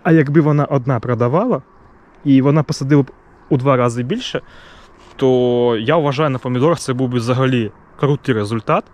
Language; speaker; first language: Ukrainian; native; Ukrainian